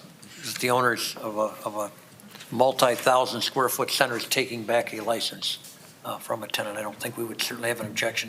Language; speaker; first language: English; native; English